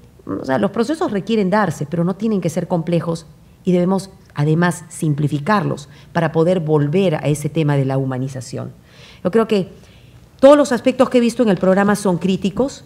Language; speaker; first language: Spanish; native; Spanish